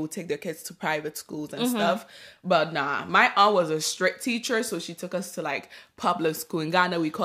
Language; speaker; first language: English; early bilingual, other home language; Akan